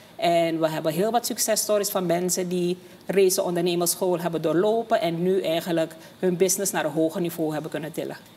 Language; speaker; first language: Dutch; native; Dutch